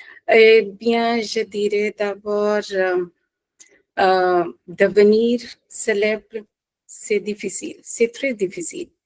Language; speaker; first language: French; non-native, fluent; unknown